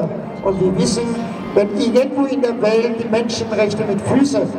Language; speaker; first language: German; non-native, fluent; Persian